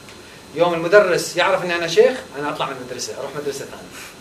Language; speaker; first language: Arabic; native; Arabic